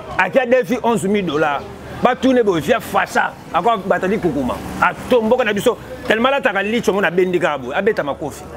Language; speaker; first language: Lingala; native; Lingala